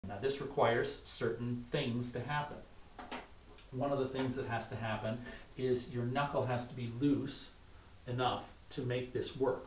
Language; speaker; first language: English; native; English